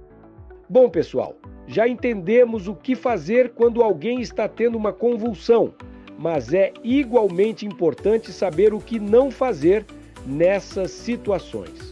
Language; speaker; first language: Portuguese; native; Portuguese